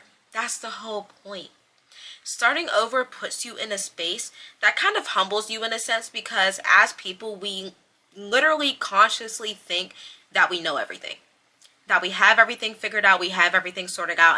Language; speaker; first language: English; native; English